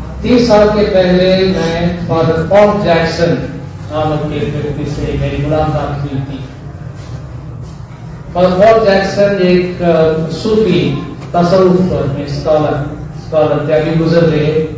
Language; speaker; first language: Hindi; non-native, local second language; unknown